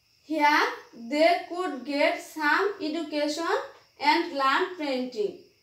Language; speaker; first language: English; non-native, local second language; Bangla